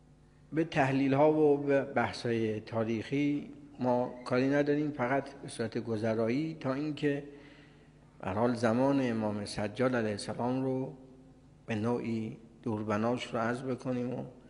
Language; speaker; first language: Persian; native; Persian